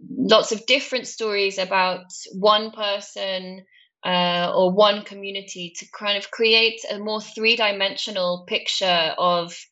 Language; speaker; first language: English; native; English